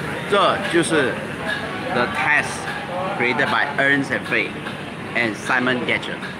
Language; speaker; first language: English; non-native, local second language; Chinese